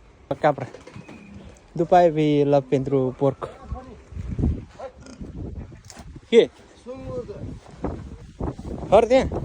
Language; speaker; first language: Romanian; non-native, learner; Nepali